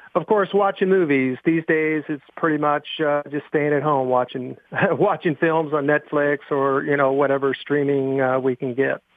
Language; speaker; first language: English; native; English